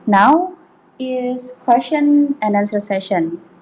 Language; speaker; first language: English; non-native, fluent; Indonesian